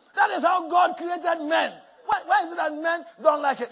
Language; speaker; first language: English; non-native, local second language; Akan